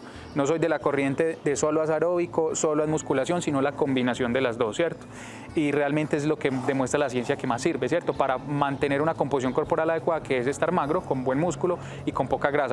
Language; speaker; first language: Spanish; native; Spanish